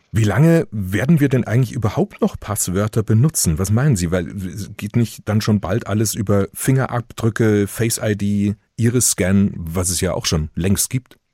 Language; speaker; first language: German; native; German